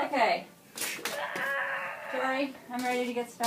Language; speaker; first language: English; native; English